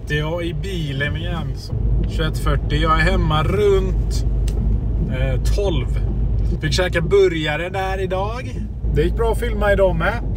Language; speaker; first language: Swedish; native; Swedish